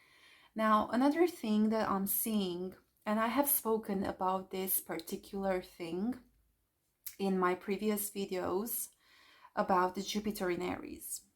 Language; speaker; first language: English; non-native, fluent; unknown